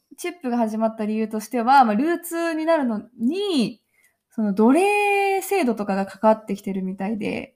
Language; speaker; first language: Japanese; native; Japanese